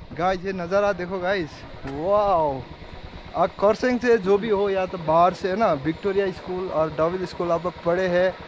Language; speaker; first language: Hindi; non-native, local second language; Nepali